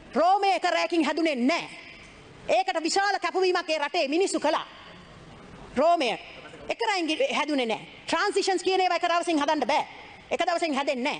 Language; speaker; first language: Sinhala; native; Sinhala